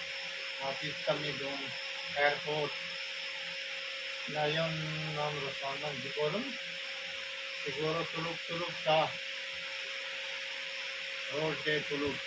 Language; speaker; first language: Filipino; non-native, learner; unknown